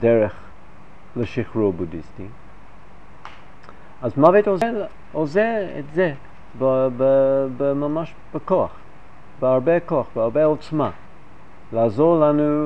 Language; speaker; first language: Hebrew; non-native, fluent; English